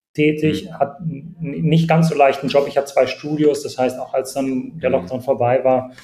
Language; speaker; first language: German; native; German